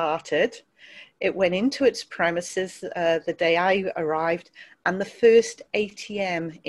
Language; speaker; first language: English; native; English